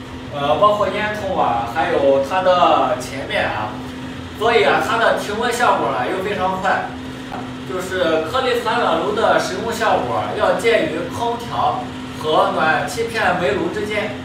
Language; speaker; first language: Chinese; native; Chinese